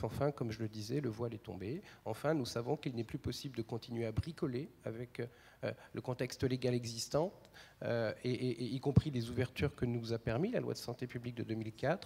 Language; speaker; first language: French; native; French